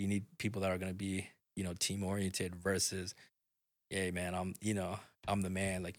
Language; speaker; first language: English; native; English